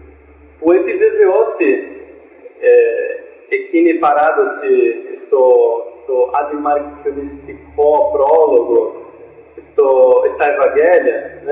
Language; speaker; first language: Greek; non-native, fluent; Portuguese